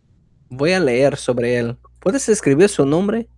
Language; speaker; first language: Spanish; non-native, fluent; English